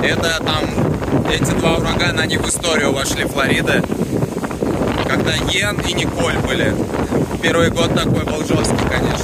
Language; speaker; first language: Russian; native; Russian